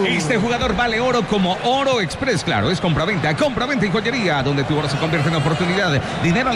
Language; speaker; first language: Spanish; native; Spanish